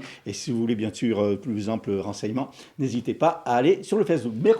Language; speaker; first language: French; native; French